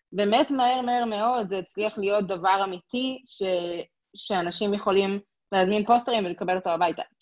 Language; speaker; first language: Hebrew; native; Hebrew